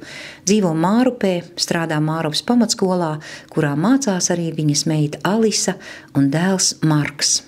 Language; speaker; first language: Latvian; native; Latvian